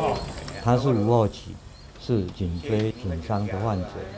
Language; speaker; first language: Chinese; native; Chinese